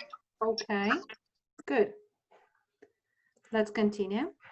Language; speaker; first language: English; non-native, fluent; Russian